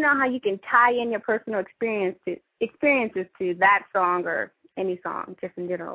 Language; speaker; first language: English; native; English